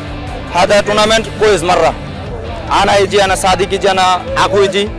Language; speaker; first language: Arabic; non-native, learner; Bangla